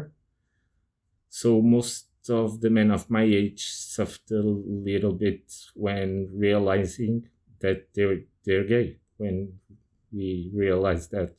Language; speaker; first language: English; non-native, fluent; Portuguese